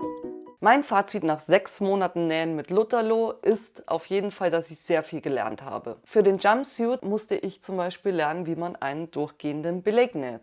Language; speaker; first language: German; native; German